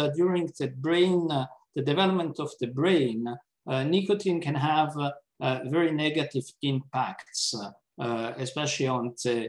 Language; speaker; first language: English; non-native, fluent; Italian